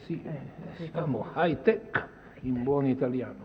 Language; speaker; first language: Italian; native; Italian